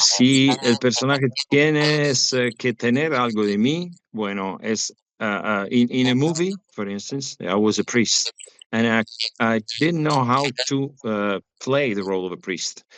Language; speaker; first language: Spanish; non-native, learner; Italian